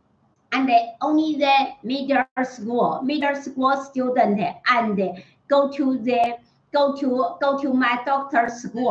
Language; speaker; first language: English; non-native, learner; Chinese